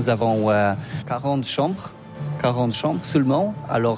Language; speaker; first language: French; non-native, learner; Polish